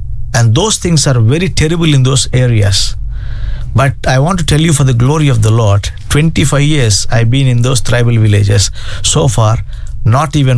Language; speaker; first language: English; non-native, local second language; Telugu